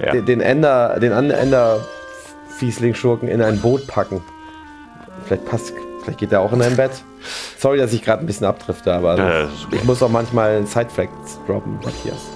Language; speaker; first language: German; native; German